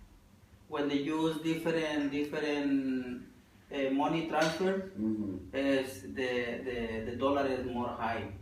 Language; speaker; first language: English; non-native, learner; Spanish